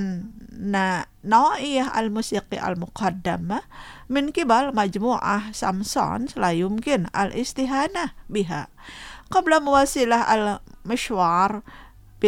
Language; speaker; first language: Arabic; non-native, fluent; Indonesian